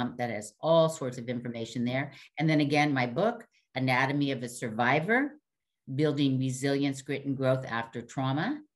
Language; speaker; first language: English; native; English